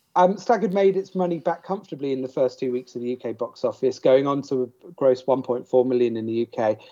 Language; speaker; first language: English; native; English